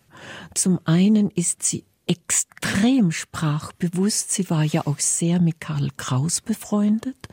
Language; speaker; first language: German; native; German